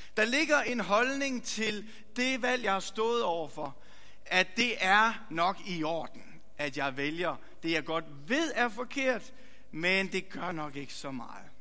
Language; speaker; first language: Danish; native; Danish